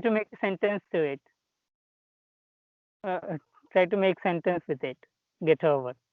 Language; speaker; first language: English; non-native, local second language; Telugu